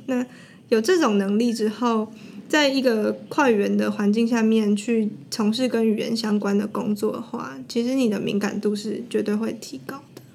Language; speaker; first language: Chinese; native; Chinese